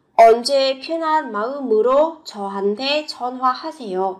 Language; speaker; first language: Korean; non-native, fluent; Vietnamese